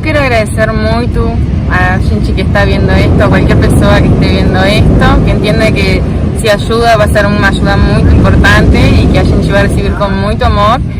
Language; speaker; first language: Portuguese; non-native, learner; Spanish